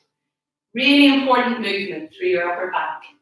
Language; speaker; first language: English; native; English